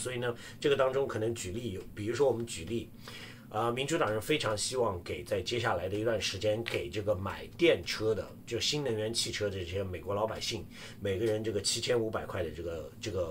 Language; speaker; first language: Chinese; native; Chinese